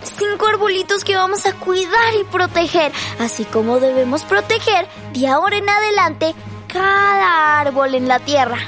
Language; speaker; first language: Spanish; native; Spanish